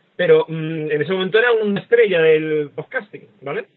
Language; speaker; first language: Spanish; native; Spanish